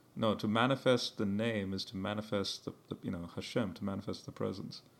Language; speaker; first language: English; early bilingual, heritage; English